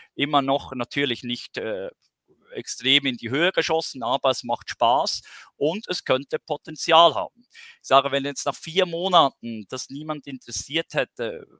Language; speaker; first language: German; native; German